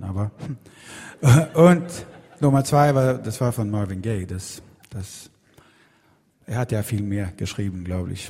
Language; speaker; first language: German; non-native, learner; Swedish